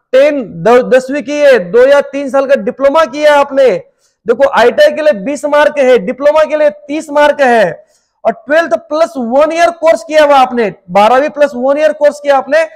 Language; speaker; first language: Hindi; non-native, local second language; Marathi